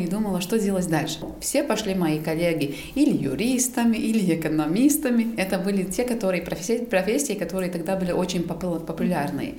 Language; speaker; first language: Russian; non-native, local second language; Latvian